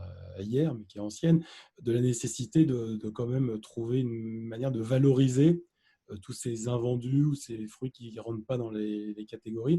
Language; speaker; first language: French; native; French